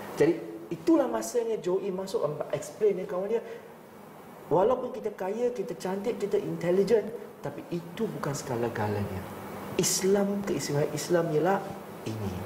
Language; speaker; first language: Malay; non-native, local second language; Chinese